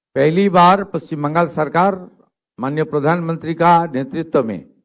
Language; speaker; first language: Hindi; non-native, local second language; Bangla